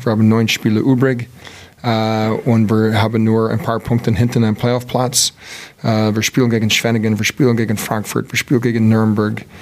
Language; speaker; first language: German; non-native, learner; English